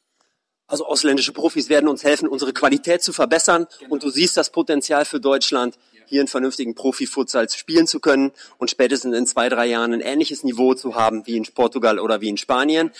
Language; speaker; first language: German; native; German